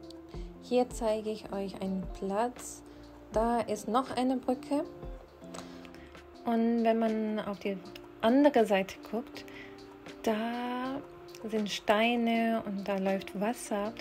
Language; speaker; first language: German; non-native, fluent; Urdu